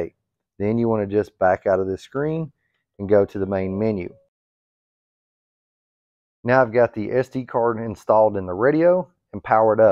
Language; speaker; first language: English; native; English